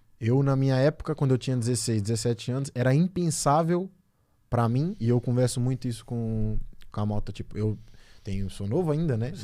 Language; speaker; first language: Portuguese; native; Portuguese